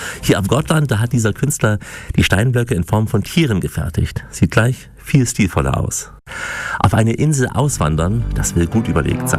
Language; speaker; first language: German; native; German